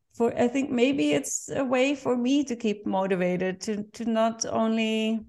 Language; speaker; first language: English; non-native, fluent; Dutch